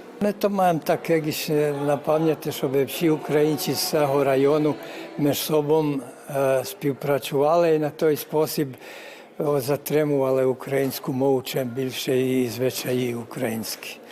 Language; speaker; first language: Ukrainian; early bilingual, heritage; Ukrainian